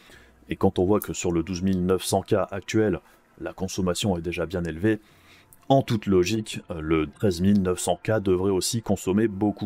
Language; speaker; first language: French; native; French